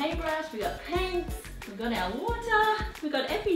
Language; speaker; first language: English; native; English